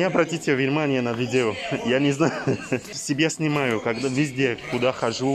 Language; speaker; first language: Russian; non-native, learner; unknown